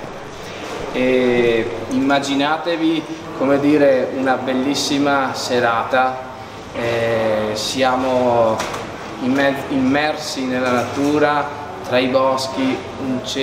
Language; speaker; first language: Italian; native; Italian